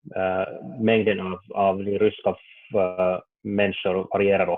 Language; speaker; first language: Swedish; non-native, learner; Finnish